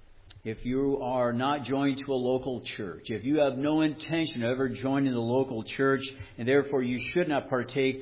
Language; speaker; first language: English; native; English